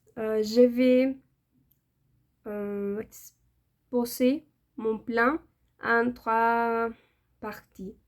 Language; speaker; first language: French; non-native, learner; Spanish